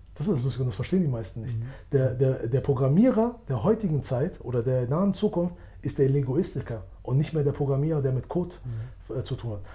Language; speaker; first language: German; early bilingual, other home language; Albanian